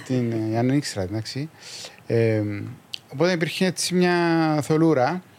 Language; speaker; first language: Greek; native; Greek